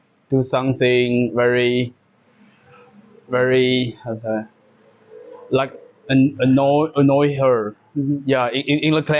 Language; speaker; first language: English; non-native, learner; Chinese